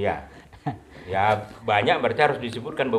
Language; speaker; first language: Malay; non-native, local second language; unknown